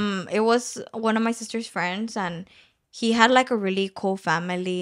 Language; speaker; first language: English; early bilingual, other home language; Spanish